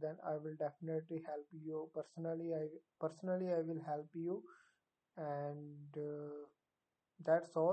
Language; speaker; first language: English; non-native, local second language; Punjabi